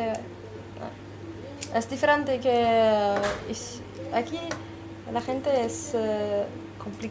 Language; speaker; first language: Spanish; non-native, learner; French